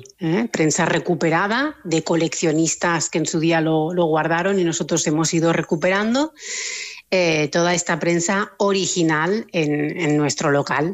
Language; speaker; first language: Spanish; native; Spanish